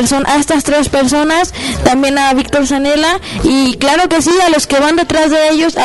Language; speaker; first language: Spanish; native; Spanish